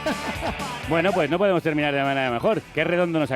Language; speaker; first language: Spanish; native; Spanish